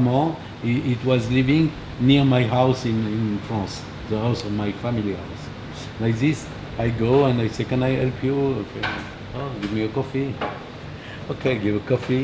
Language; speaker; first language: English; non-native, learner; French